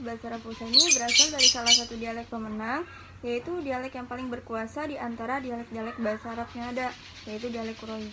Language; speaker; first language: Indonesian; native; Indonesian